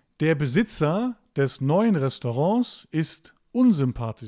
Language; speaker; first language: German; non-native, fluent; Turkish